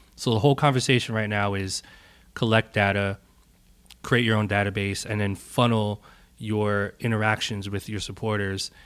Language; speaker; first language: English; native; English